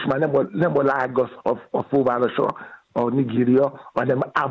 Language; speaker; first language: Hungarian; non-native, fluent; Yoruba